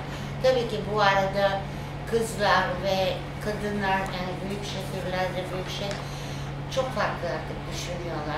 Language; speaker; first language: Turkish; non-native, fluent; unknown